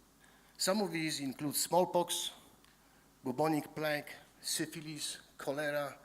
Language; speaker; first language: English; non-native, fluent; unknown